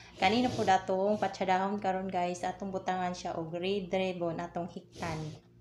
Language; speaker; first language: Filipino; non-native, local second language; Cebuano